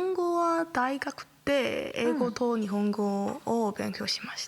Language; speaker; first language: Japanese; non-native, learner; Chinese